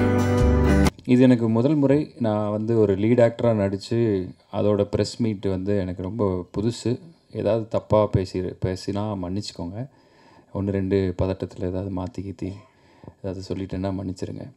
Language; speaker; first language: Tamil; native; Tamil